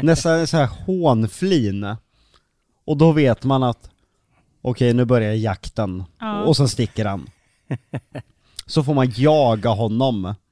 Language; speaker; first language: Swedish; native; Swedish